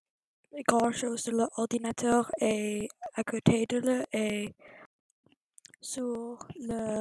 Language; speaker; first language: French; non-native, learner; English